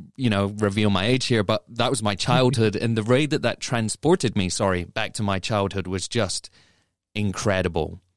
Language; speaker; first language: English; native; English